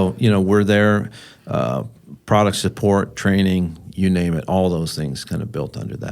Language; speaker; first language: English; native; English